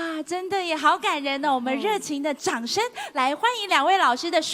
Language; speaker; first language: Chinese; native; Chinese